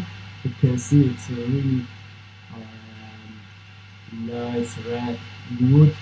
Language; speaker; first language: English; non-native, fluent; Italian